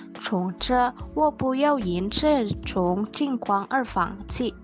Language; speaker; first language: Chinese; non-native, learner; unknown